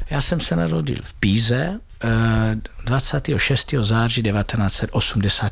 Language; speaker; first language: Czech; non-native, fluent; Italian